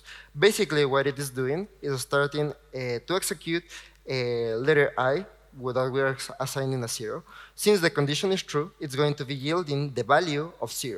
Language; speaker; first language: English; non-native, fluent; Spanish